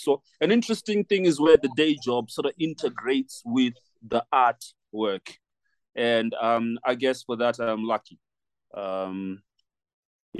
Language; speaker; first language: English; non-native, local second language; Shona